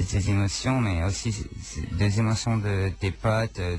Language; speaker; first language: French; non-native, local second language; English